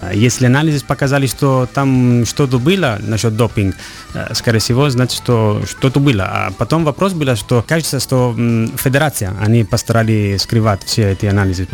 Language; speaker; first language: Russian; non-native, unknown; Italian